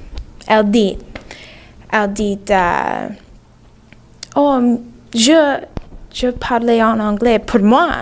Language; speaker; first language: French; non-native, learner; English